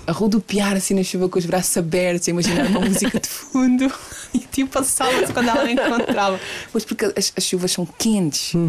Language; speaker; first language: Portuguese; early bilingual, other home language; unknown